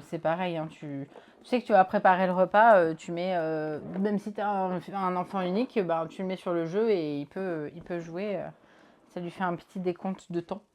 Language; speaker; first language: French; native; French